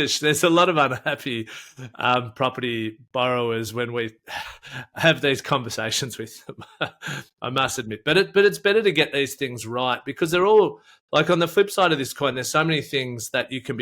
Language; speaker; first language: English; native; English